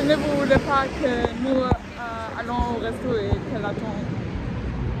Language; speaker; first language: French; non-native, fluent; German